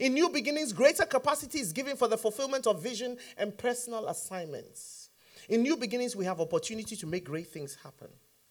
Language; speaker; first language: English; non-native, local second language; Akan